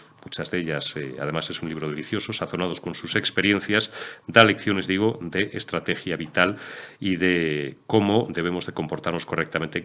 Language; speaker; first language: Spanish; native; Spanish